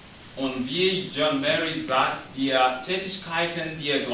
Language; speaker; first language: German; non-native, learner; English